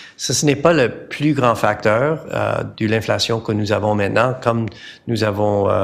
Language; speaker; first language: French; non-native, learner; English